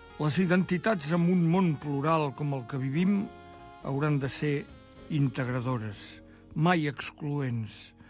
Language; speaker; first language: Catalan; native; Catalan